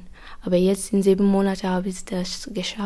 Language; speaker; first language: German; non-native, learner; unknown